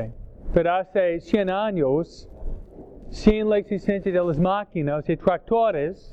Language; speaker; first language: Spanish; non-native, fluent; English